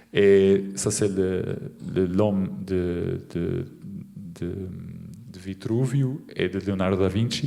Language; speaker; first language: French; non-native, fluent; Portuguese